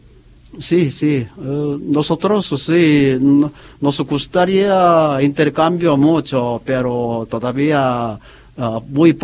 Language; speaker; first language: Spanish; non-native, learner; Korean